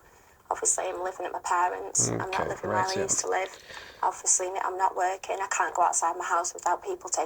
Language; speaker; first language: English; native; English